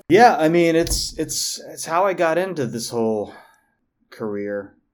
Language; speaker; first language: English; early bilingual, other home language; Filipino